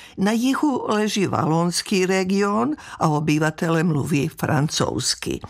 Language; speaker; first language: Czech; non-native, fluent; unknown